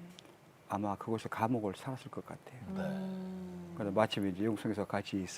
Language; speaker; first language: Korean; native; Korean